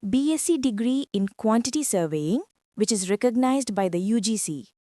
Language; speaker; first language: English; non-native, local second language; Sinhala